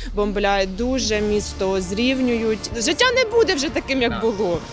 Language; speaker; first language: Ukrainian; native; Ukrainian